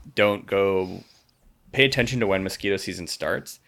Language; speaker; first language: English; native; English